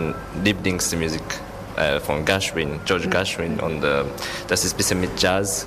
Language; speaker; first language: German; non-native, learner; Japanese